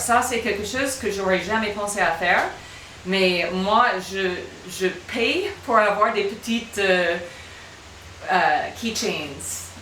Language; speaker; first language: French; non-native, fluent; English